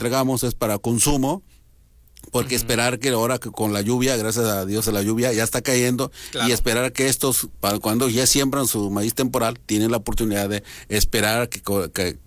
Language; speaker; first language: Spanish; non-native, local second language; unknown